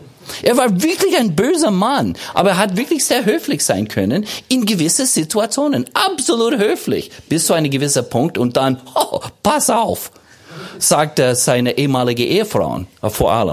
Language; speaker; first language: German; non-native, fluent; English